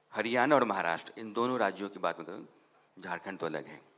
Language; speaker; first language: Hindi; native; Hindi